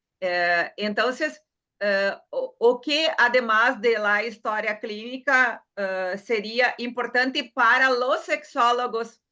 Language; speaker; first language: Spanish; non-native, learner; Portuguese